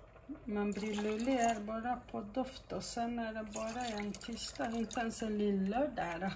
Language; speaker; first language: Swedish; non-native, fluent; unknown